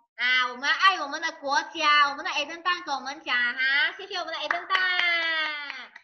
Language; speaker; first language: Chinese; native; Chinese